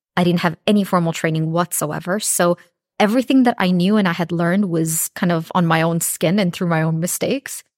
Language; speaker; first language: English; early bilingual, other home language; Romanian